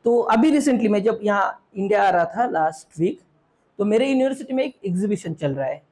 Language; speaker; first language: Hindi; non-native, local second language; Marathi